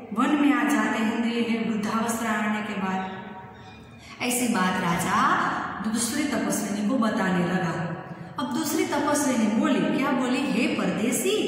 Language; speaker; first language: Hindi; non-native, local second language; Gujarati